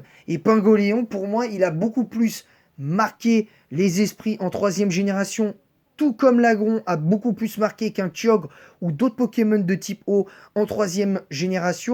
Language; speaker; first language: French; native; French